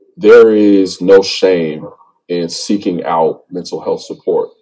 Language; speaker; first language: English; native; English